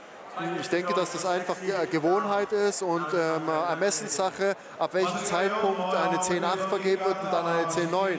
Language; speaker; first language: German; native; German